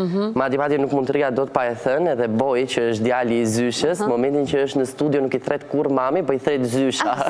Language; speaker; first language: Albanian; native; Albanian